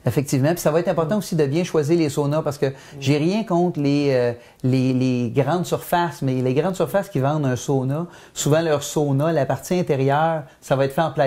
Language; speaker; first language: French; native; French